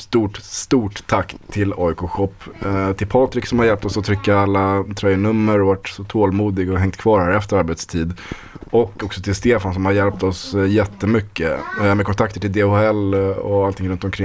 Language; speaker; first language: Swedish; native; Swedish